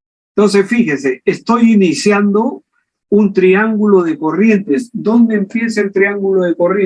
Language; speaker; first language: Spanish; native; Spanish